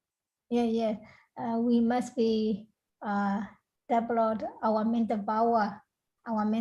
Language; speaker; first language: English; non-native, learner; Burmese